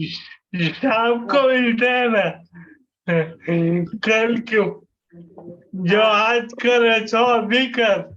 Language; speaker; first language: Hindi; non-native, local second language; Telugu